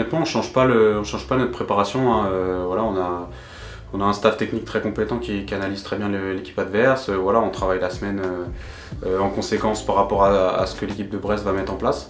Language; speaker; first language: French; native; French